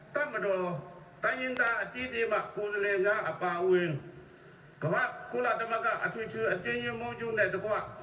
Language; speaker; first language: Burmese; non-native, local second language; Hakha Chin